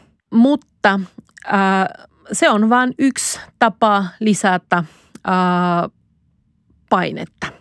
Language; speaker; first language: Finnish; non-native, fluent; Spanish